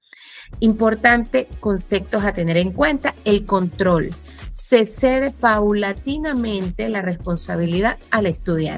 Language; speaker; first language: Spanish; native; Spanish